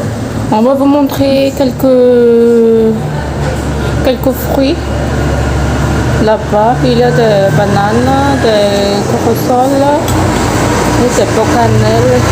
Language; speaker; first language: French; non-native, local second language; Malagasy